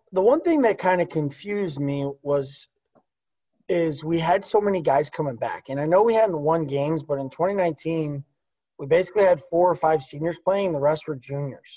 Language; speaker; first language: English; native; English